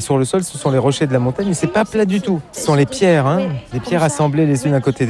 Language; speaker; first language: French; native; French